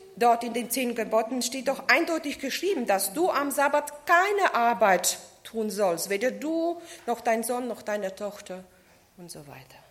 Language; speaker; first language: German; non-native, fluent; Polish